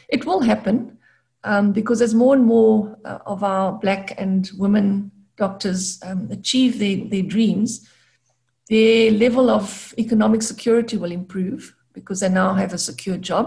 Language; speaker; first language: English; native; English